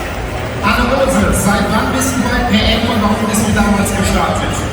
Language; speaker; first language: German; native; German